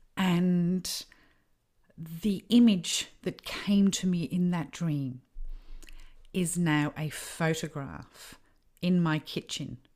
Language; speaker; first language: English; native; English